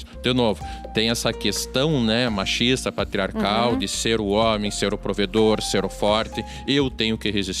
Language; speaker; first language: Portuguese; native; Portuguese